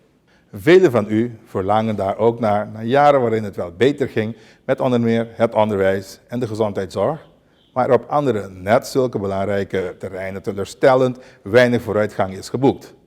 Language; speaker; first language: Dutch; non-native, local second language; Papiamento